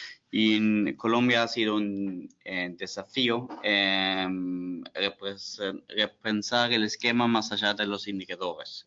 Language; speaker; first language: Spanish; non-native, fluent; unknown